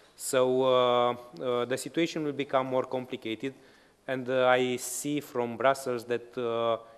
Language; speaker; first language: English; non-native, fluent; Romanian